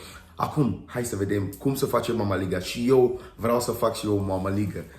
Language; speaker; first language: Romanian; non-native, learner; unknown